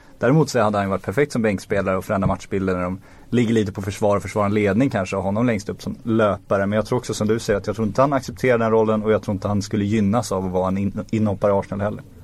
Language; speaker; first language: Swedish; native; Swedish